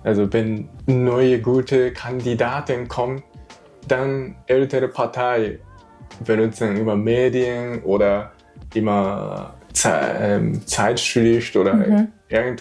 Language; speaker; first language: German; non-native, learner; Japanese